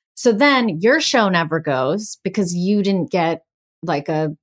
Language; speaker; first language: English; early bilingual, other home language; Bangla